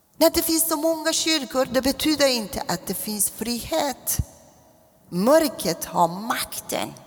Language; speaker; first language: Swedish; non-native, fluent; Persian